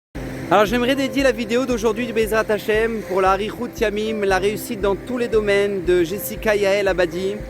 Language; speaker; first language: French; native; French